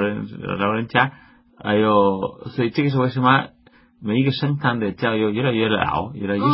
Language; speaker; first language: Chinese; non-native, fluent; Spanish